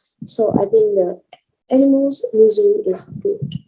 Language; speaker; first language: English; non-native, learner; Vietnamese